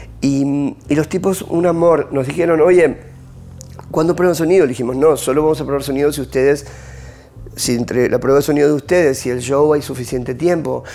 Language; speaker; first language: Spanish; native; Spanish